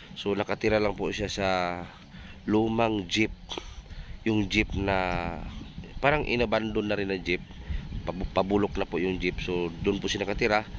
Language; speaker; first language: Filipino; non-native, local second language; Cebuano